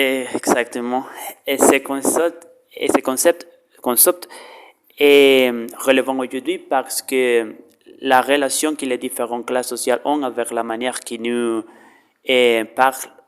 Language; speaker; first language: French; non-native, learner; Spanish